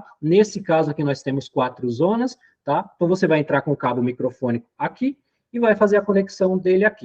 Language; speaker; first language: Portuguese; native; Portuguese